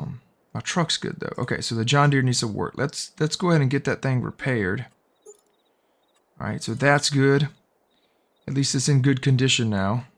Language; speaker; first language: English; native; English